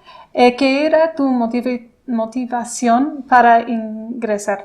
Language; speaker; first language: Spanish; non-native, fluent; English